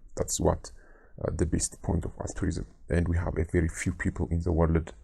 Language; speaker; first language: English; non-native, local second language; Amharic